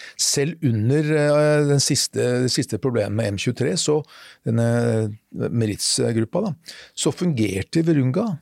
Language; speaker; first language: Norwegian; native; Norwegian